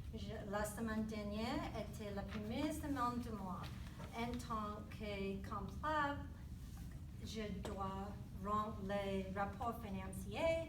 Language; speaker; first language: French; non-native, learner; English